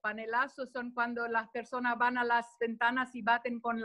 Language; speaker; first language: Spanish; non-native, fluent; Portuguese